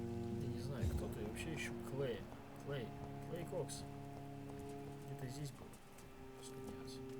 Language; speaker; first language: Russian; native; Russian